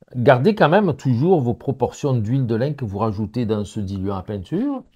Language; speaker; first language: French; native; French